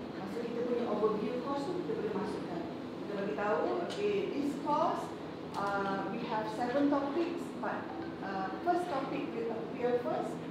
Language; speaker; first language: English; non-native, local second language; Malay